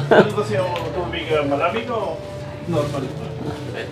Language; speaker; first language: Filipino; non-native, learner; Punjabi